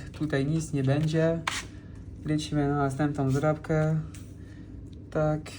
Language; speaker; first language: Polish; non-native, fluent; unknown